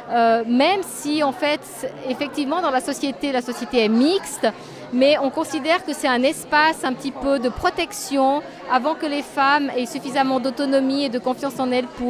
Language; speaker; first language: French; native; French